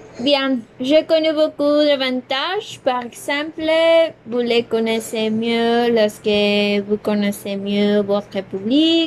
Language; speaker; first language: French; non-native, learner; Spanish